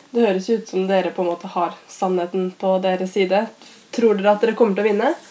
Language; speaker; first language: Norwegian; native; Norwegian